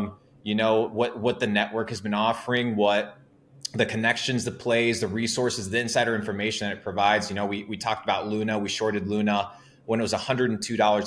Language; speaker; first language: English; non-native, fluent; Spanish